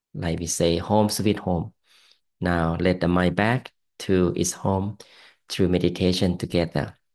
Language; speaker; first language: English; non-native, fluent; Thai